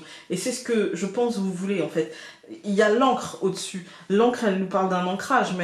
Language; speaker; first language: French; native; French